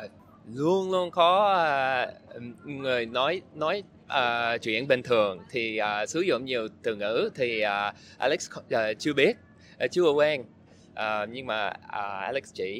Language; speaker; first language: Vietnamese; non-native, learner; English